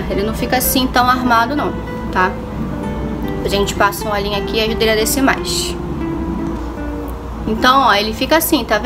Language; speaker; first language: Portuguese; native; Portuguese